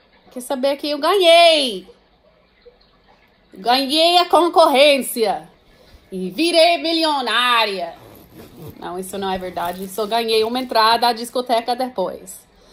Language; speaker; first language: Portuguese; non-native, fluent; English